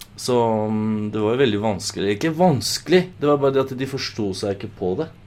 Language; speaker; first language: Norwegian; early bilingual, other home language; Turkish